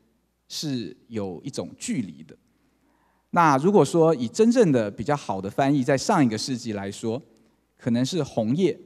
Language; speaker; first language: Chinese; native; Chinese